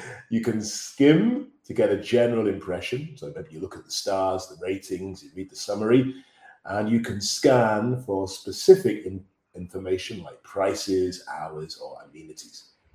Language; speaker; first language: English; native; English